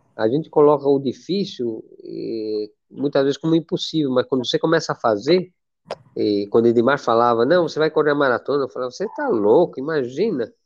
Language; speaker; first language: Portuguese; non-native, fluent; Spanish